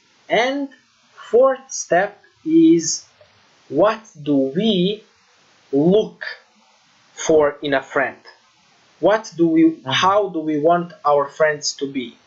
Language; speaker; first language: English; non-native, fluent; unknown